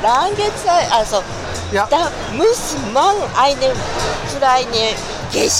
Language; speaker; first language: German; non-native, learner; Japanese